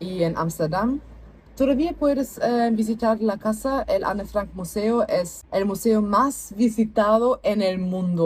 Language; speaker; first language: Spanish; non-native, learner; German